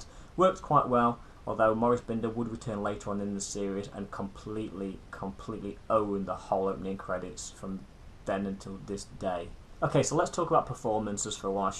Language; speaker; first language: English; native; English